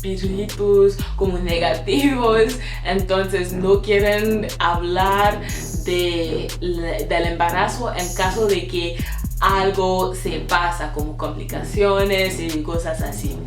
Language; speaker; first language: Spanish; non-native, fluent; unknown